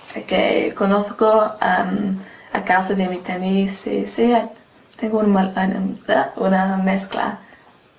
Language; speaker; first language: Spanish; non-native, learner; English